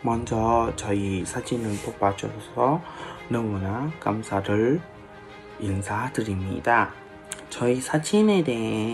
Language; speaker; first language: Korean; non-native, learner; Vietnamese